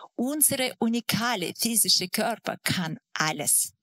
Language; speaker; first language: German; non-native, fluent; Russian